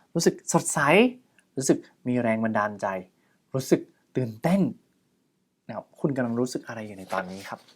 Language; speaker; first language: Thai; native; Thai